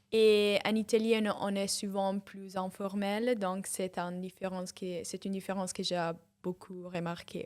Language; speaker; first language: French; non-native, fluent; Italian